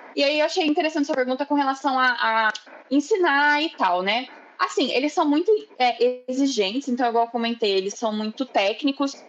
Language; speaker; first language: Portuguese; native; Portuguese